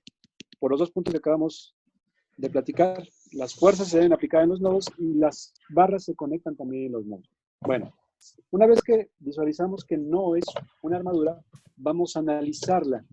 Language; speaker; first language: Spanish; native; Spanish